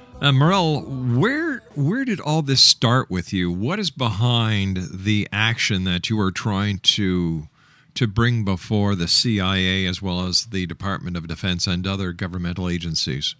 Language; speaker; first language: English; native; English